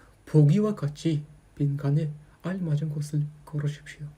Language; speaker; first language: Korean; non-native, fluent; Kazakh